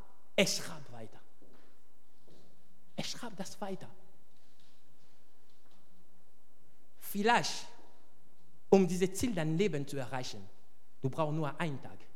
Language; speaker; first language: German; non-native, fluent; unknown